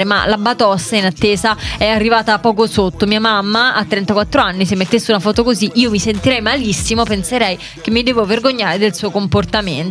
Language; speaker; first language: Italian; native; Italian